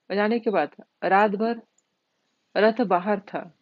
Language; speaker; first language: Hindi; non-native, local second language; Marathi